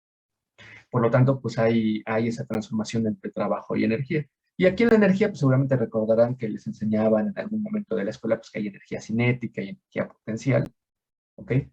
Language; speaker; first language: Spanish; native; Spanish